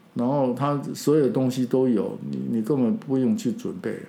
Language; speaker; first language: Chinese; non-native, local second language; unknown